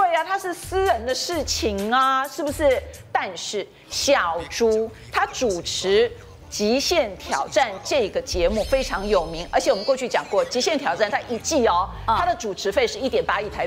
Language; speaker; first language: Chinese; native; Chinese